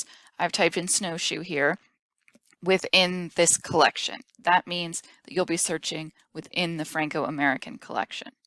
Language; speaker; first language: English; native; English